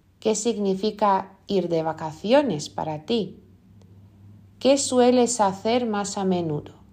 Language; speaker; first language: Spanish; non-native, fluent; Lithuanian